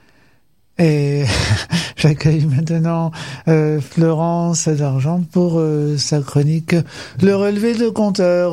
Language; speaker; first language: French; native; French